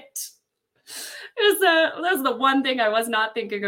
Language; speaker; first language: English; native; English